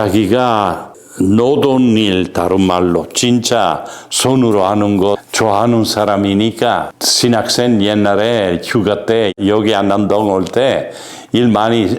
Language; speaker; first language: Korean; non-native, fluent; Italian